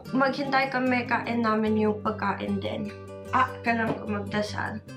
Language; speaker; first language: Filipino; non-native, learner; English